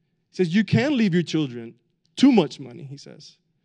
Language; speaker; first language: English; early bilingual, other home language; Spanish